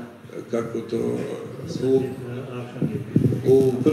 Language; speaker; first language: Russian; native; Russian